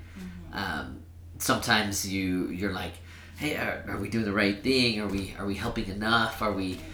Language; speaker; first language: English; early bilingual, other home language; Spanish